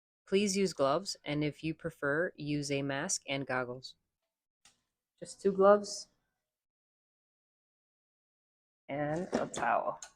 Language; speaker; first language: English; native; English